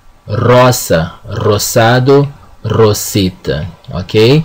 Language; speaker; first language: Spanish; non-native, fluent; Portuguese